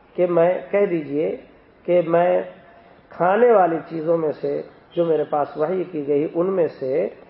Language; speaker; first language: Urdu; native; Urdu